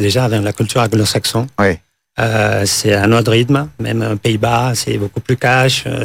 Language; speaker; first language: French; non-native, fluent; Catalan